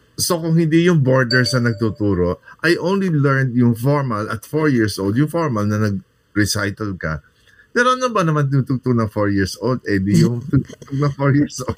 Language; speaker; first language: Filipino; native; Filipino